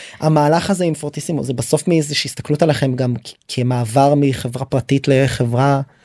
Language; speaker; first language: Hebrew; native; Hebrew